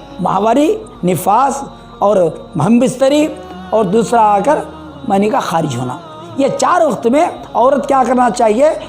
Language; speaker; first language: Urdu; native; Urdu